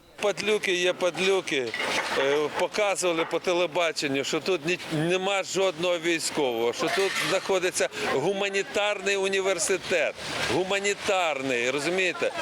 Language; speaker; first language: Ukrainian; non-native, local second language; Russian